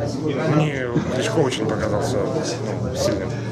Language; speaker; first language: Russian; native; Russian